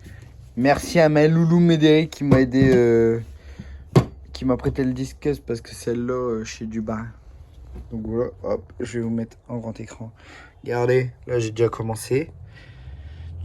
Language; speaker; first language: French; native; French